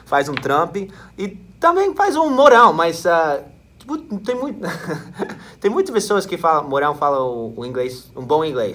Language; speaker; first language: Portuguese; non-native, fluent; English